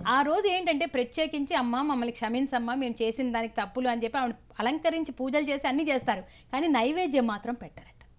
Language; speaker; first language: Telugu; native; Telugu